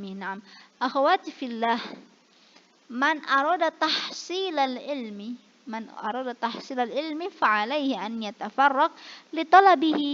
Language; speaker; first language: Arabic; non-native, fluent; Indonesian